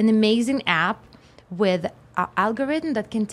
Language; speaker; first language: English; non-native, fluent; Russian